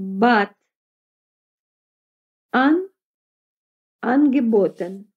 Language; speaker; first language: German; non-native, fluent; Russian